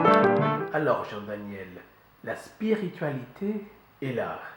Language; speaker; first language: French; native; French